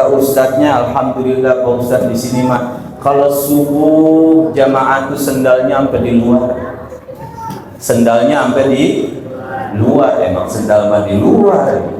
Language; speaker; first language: Indonesian; native; Indonesian